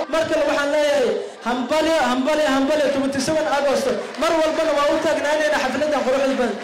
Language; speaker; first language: Somali; non-native, local second language; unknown